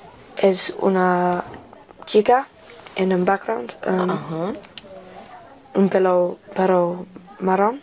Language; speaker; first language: Spanish; non-native, learner; English